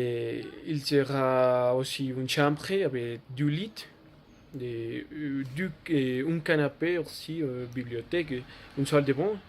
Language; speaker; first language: French; non-native, learner; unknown